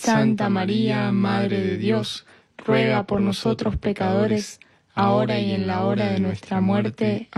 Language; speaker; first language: Spanish; native; Spanish